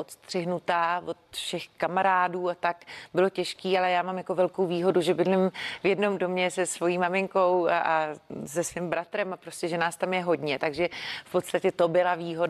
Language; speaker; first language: Czech; native; Czech